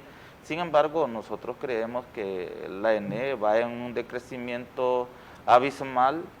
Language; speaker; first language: Spanish; native; Spanish